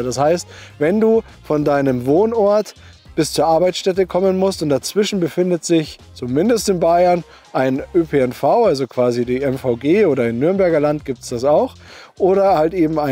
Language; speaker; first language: German; native; German